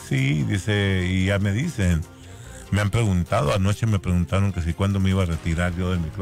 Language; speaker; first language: Spanish; native; Spanish